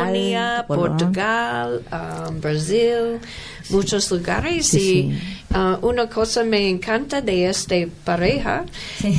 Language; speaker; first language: Spanish; non-native, learner; English